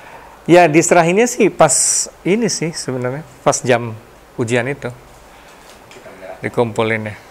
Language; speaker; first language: Indonesian; native; Indonesian